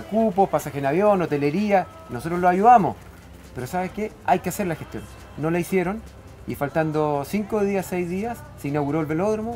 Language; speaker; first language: Spanish; native; Spanish